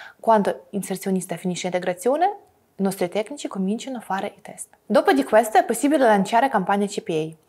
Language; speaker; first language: Italian; non-native, fluent; Russian